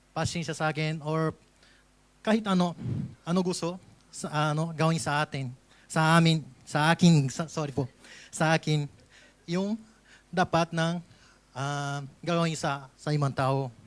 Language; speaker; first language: Filipino; non-native, learner; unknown